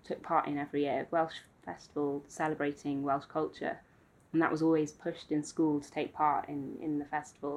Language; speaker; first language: English; native; English